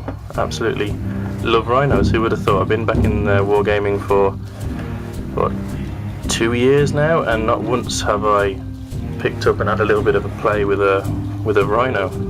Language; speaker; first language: English; native; English